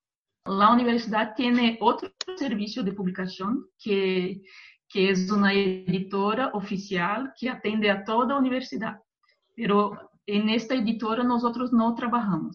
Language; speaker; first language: Spanish; non-native, fluent; Portuguese